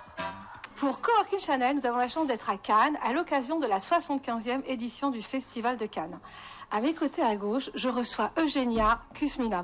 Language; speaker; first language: French; native; French